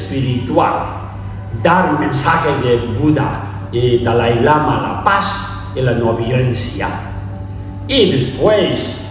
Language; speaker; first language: Spanish; non-native, learner; Tibetan